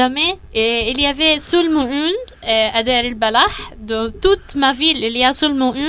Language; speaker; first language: French; non-native, learner; Arabic